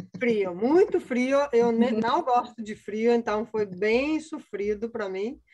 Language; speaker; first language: Portuguese; non-native, fluent; Italian